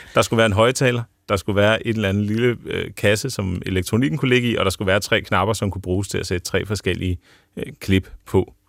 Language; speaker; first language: Danish; native; Danish